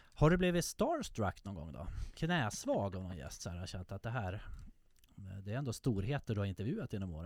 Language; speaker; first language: Swedish; native; Swedish